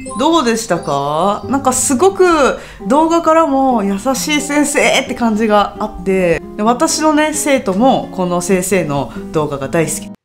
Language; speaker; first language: Japanese; native; Japanese